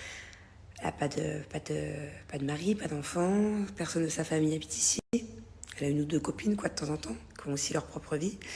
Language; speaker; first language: French; native; French